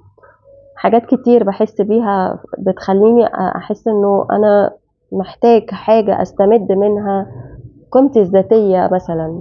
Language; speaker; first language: Arabic; native; Arabic